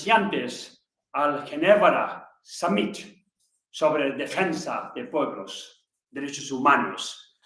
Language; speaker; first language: Spanish; non-native, learner; Tibetan